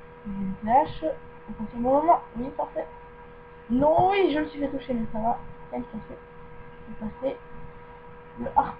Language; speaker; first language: French; native; French